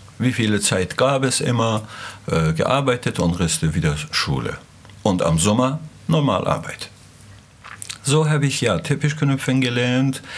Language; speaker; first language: German; non-native, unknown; Azerbaijani